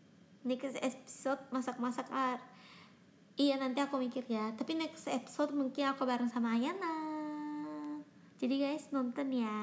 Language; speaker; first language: Indonesian; non-native, fluent; Japanese